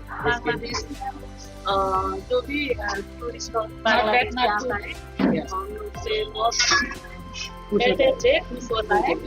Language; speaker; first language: Hindi; non-native, local second language; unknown